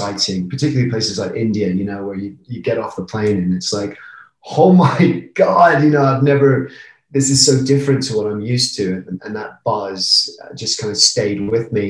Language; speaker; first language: English; native; English